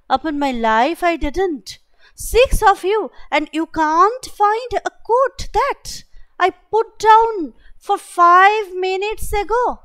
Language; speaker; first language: English; non-native, local second language; Bangla